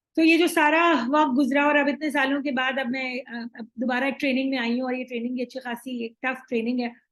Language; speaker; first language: Urdu; native; Urdu